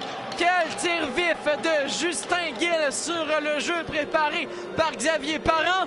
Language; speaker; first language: French; native; French